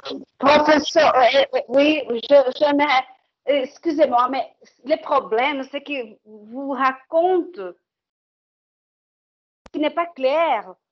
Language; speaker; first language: French; non-native, learner; Portuguese